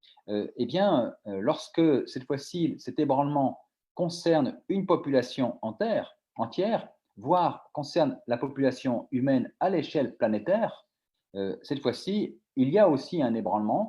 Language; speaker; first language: French; native; French